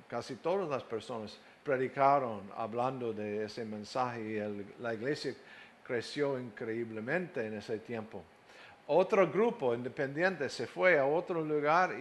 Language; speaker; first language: Spanish; non-native, fluent; English